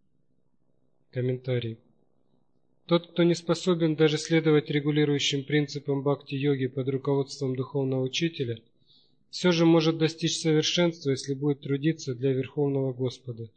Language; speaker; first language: Russian; native; Russian